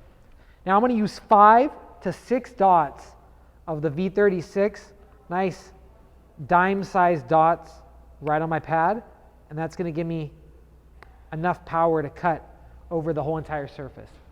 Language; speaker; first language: English; native; English